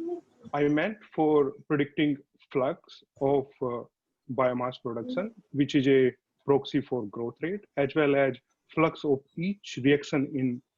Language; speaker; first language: English; non-native, fluent; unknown